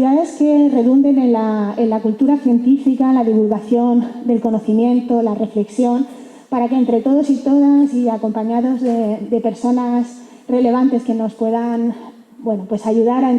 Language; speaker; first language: Spanish; native; Spanish